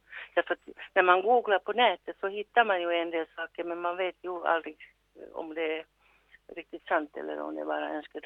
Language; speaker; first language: Swedish; non-native, local second language; Finnish